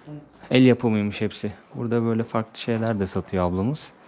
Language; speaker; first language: Turkish; native; Turkish